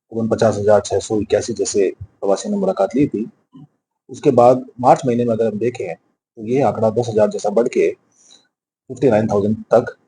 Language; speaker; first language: Hindi; non-native, local second language; Gujarati